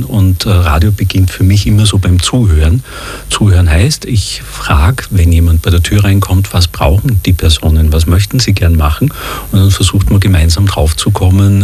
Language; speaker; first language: German; native; German